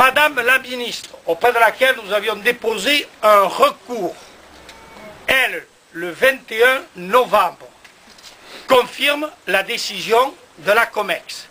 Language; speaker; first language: French; native; French